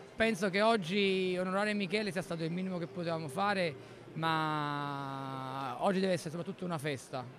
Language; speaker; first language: Italian; native; Italian